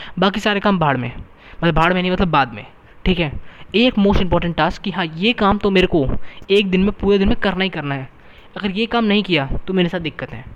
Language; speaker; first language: Hindi; native; Hindi